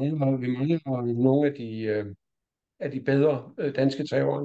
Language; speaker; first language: Danish; native; Danish